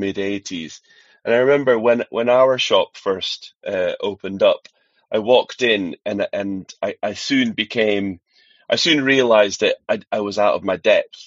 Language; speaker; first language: English; native; English